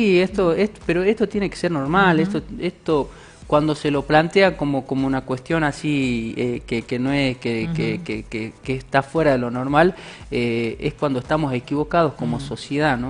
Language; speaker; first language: Spanish; native; Spanish